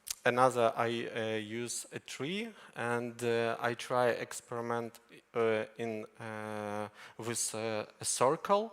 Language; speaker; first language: English; non-native, learner; Ukrainian